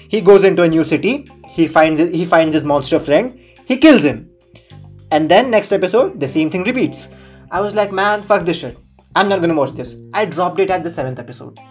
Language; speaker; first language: English; non-native, local second language; Hindi